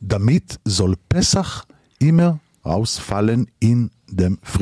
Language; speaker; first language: German; non-native, learner; Hebrew